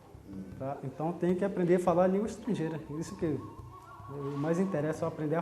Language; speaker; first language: Portuguese; non-native, local second language; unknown